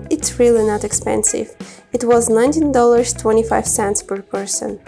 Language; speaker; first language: English; non-native, fluent; Kazakh